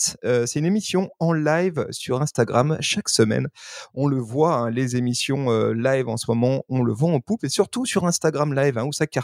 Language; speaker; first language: French; native; French